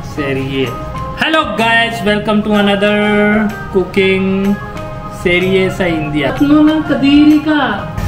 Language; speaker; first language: Filipino; non-native, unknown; Punjabi